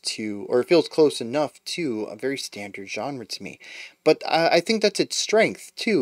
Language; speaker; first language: English; native; English